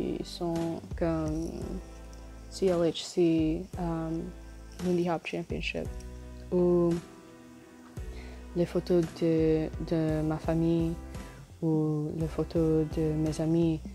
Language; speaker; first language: French; non-native, learner; English